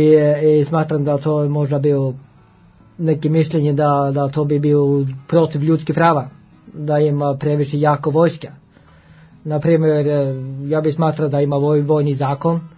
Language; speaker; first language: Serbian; non-native, learner; Norwegian